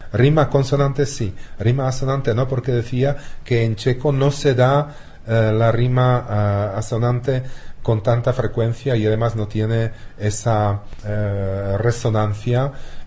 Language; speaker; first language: Spanish; non-native, fluent; Czech